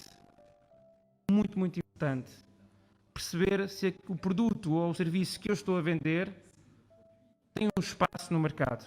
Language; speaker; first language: Portuguese; non-native, local second language; Kabuverdianu